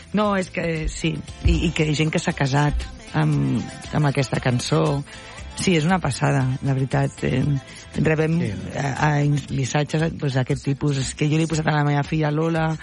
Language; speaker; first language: Catalan; non-native, local second language; Spanish